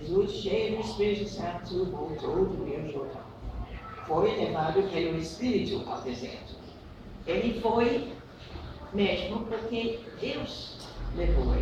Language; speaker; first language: Portuguese; non-native, fluent; English